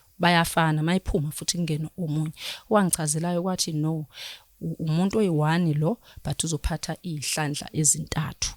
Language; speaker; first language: Zulu; native; Zulu